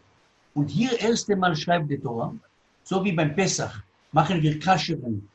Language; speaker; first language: German; non-native, learner; Hebrew